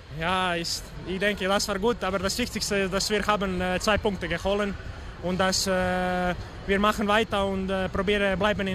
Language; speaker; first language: German; non-native, learner; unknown